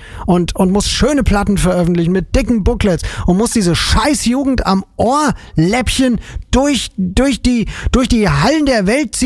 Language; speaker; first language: German; native; German